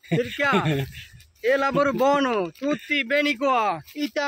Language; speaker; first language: Italian; non-native, learner; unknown